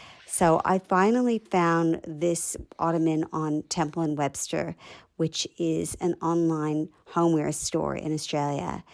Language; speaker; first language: English; native; English